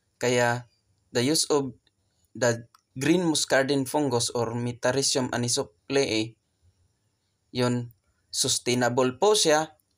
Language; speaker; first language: Filipino; non-native, local second language; Cebuano